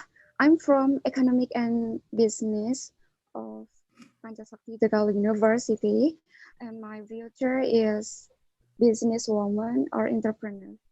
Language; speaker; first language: English; non-native, learner; Indonesian